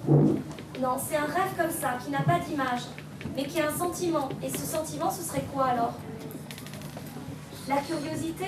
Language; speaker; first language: French; native; French